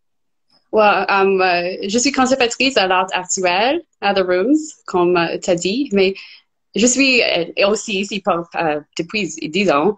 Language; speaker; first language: French; non-native, fluent; English